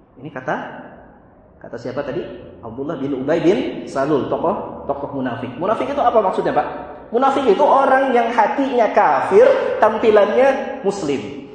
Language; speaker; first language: Indonesian; native; Indonesian